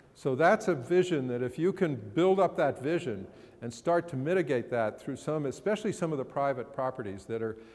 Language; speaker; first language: English; native; English